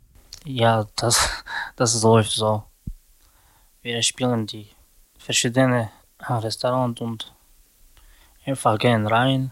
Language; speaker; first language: German; non-native, learner; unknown